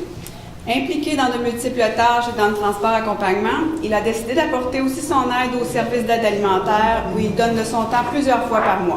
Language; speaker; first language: French; native; French